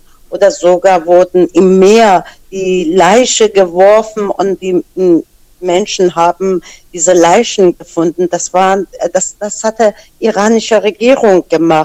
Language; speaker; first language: German; non-native, fluent; Persian